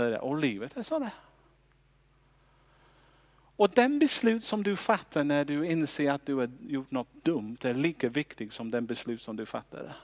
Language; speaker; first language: Swedish; non-native, fluent; English